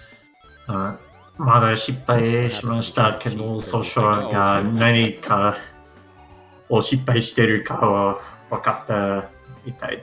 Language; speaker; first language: Japanese; non-native, learner; English